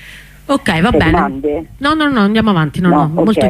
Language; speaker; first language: Italian; native; Italian